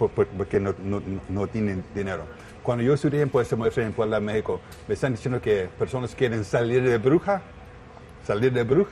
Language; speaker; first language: Spanish; non-native, learner; English